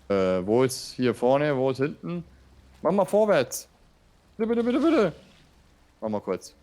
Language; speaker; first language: German; native; German